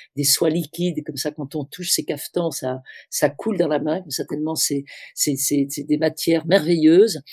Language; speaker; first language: French; native; French